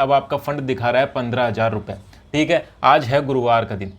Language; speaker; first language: Hindi; native; Hindi